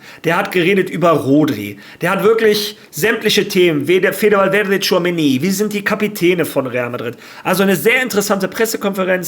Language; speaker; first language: German; native; German